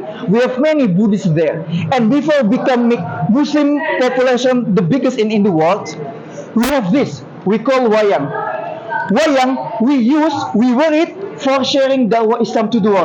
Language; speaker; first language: English; non-native, learner; Indonesian